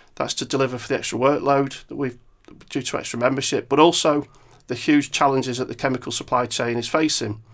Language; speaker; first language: English; native; English